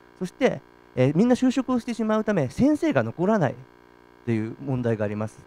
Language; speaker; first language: Japanese; native; Japanese